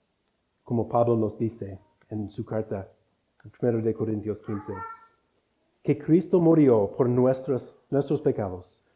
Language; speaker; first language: Spanish; non-native, fluent; English